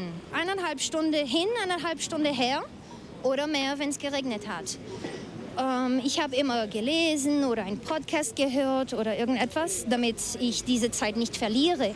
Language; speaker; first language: German; non-native, fluent; Portuguese